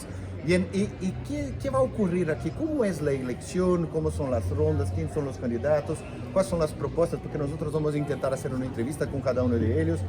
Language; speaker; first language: Spanish; non-native, learner; Portuguese